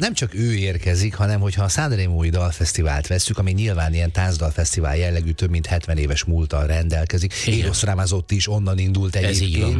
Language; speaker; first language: Hungarian; native; Hungarian